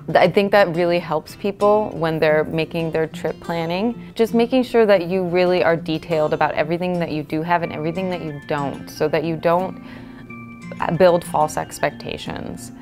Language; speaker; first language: English; native; English